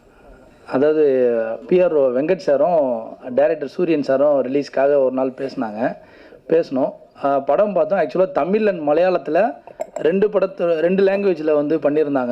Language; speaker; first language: Tamil; native; Tamil